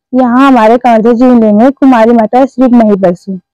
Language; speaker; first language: Hindi; native; Hindi